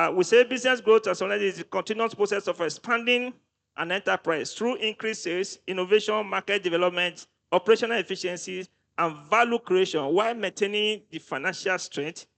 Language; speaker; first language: English; non-native, local second language; Yoruba